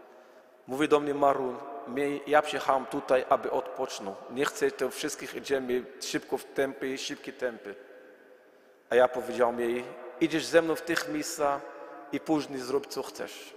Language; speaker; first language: Polish; non-native, learner; Arabic